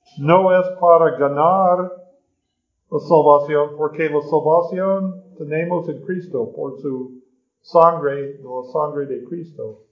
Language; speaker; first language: Spanish; non-native, learner; English